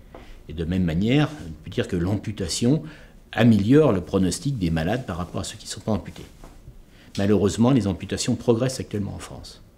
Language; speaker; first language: French; native; French